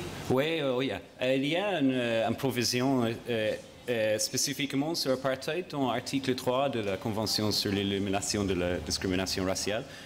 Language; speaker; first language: French; non-native, fluent; English